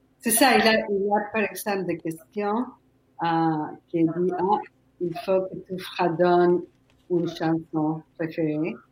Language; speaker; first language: French; non-native, fluent; Spanish